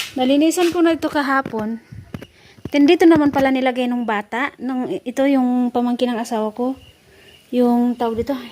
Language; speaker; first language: Filipino; native; Filipino